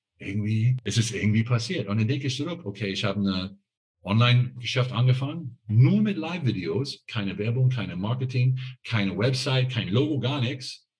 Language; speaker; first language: German; non-native, fluent; English